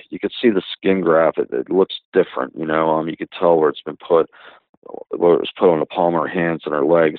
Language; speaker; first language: English; native; English